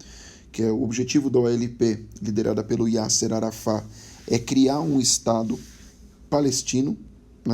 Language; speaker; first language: Portuguese; native; Portuguese